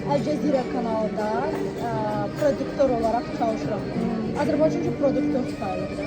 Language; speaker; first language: Azerbaijani; non-native, fluent; Arabic